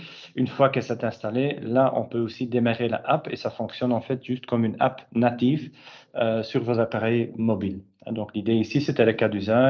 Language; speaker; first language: French; native; French